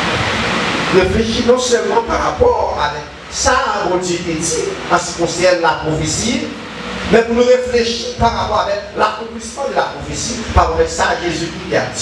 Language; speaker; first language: French; non-native, learner; Haitian Creole